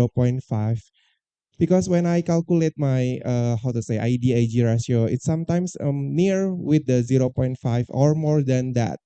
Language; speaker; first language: English; non-native, learner; Indonesian